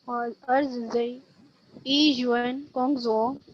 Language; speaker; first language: Chinese; non-native, learner; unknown